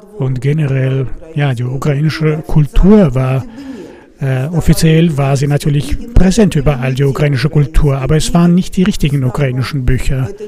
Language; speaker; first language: German; non-native, fluent; Russian